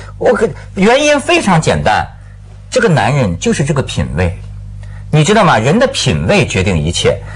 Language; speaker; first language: Chinese; native; Chinese